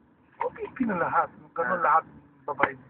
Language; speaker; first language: Filipino; non-native, learner; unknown